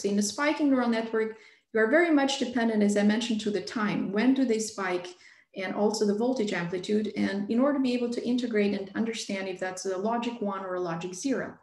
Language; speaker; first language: English; non-native, fluent; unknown